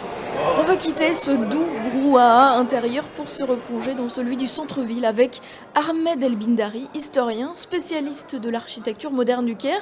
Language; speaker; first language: French; native; French